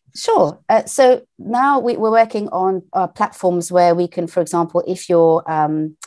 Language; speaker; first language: English; native; English